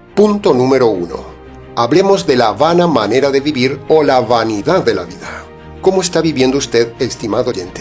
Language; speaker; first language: Spanish; native; Spanish